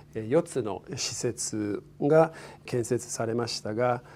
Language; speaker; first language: Japanese; non-native, fluent; English